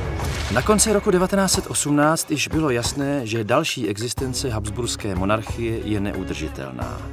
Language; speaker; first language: Czech; native; Czech